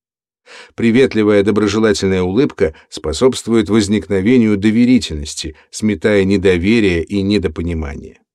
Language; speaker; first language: Russian; native; Russian